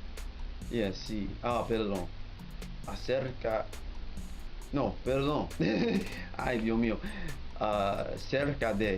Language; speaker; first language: Spanish; non-native, learner; English